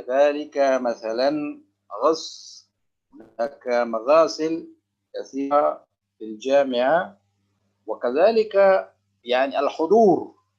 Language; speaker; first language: Arabic; non-native, local second language; Indonesian